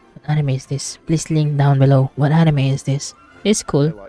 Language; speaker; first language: English; non-native, local second language; Filipino